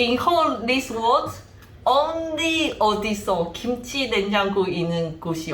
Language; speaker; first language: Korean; non-native, learner; Chinese